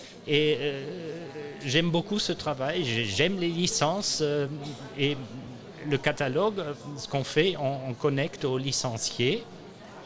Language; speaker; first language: French; non-native, learner; German